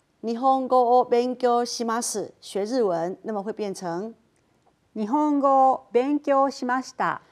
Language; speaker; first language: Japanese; non-native, fluent; Chinese